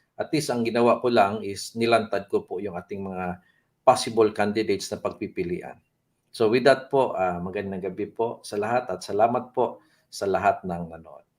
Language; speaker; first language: Filipino; native; Filipino